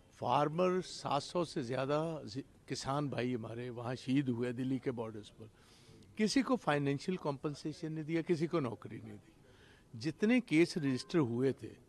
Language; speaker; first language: Hindi; non-native, local second language; Punjabi